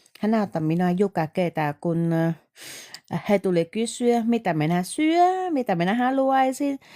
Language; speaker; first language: Finnish; non-native, learner; Vietnamese